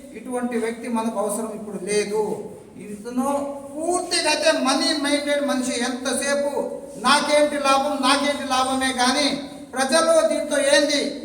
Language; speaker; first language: Telugu; non-native, local second language; Urdu